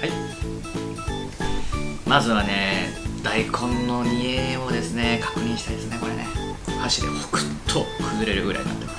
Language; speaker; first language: Japanese; native; Japanese